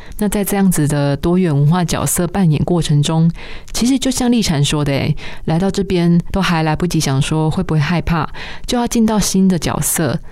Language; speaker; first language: Chinese; native; Chinese